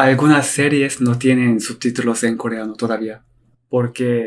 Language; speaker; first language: Spanish; non-native, learner; Korean